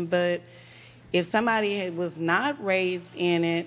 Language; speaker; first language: English; native; English